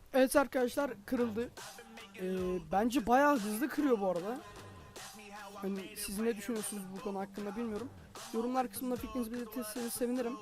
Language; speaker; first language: Turkish; native; Turkish